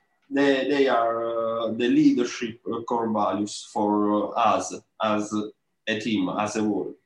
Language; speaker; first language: English; non-native, learner; Italian